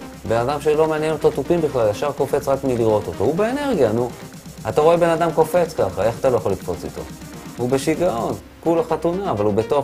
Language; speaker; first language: Hebrew; native; Hebrew